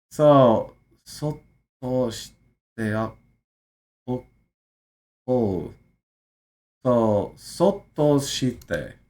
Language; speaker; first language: Japanese; non-native, learner; English